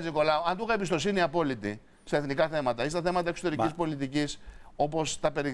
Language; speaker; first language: Greek; native; Greek